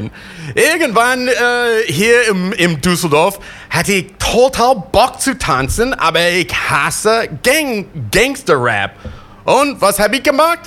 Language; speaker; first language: German; non-native, learner; English